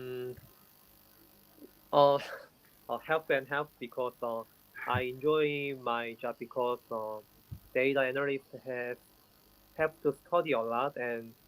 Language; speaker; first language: English; non-native, learner; Korean